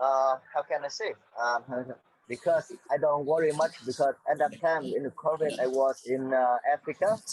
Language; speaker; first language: English; non-native, fluent; Vietnamese